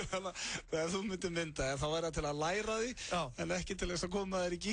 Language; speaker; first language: Icelandic; native; Icelandic